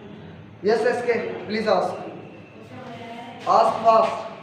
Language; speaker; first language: English; non-native, fluent; Hindi